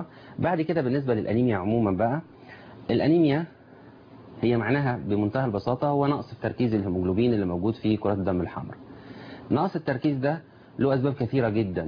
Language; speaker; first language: Arabic; native; Arabic